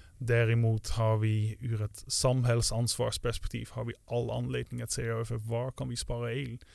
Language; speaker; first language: Swedish; non-native, fluent; Dutch